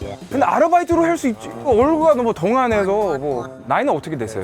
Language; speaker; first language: Korean; non-native, fluent; English